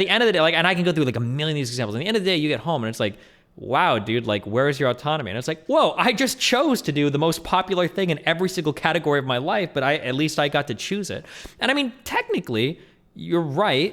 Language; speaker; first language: English; native; English